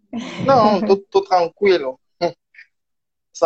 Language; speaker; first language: Portuguese; non-native, learner; French